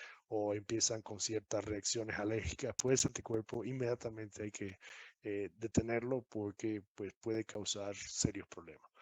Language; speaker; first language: Spanish; native; Spanish